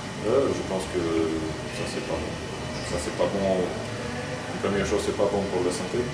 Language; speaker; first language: French; non-native, fluent; Croatian